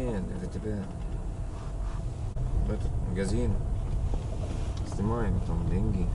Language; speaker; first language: Russian; non-native, learner; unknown